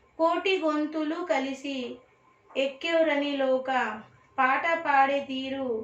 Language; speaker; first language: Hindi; non-native, local second language; Telugu